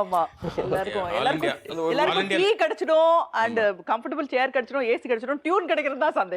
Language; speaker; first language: Tamil; native; Tamil